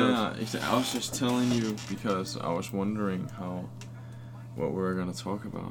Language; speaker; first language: English; non-native, fluent; Danish